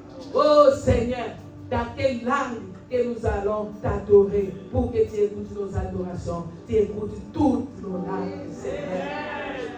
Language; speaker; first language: French; non-native, local second language; Lingala